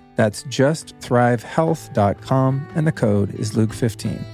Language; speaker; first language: English; native; English